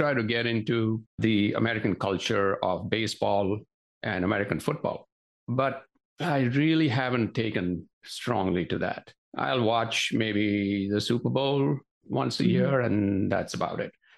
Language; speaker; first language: English; non-native, local second language; Gujarati